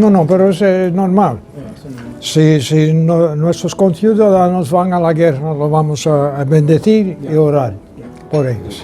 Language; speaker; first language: Spanish; non-native, fluent; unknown